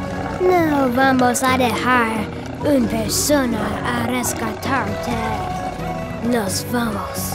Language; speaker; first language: Spanish; non-native, learner; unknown